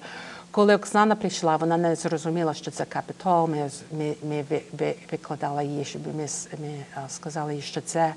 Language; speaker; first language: Ukrainian; early bilingual, heritage; Ukrainian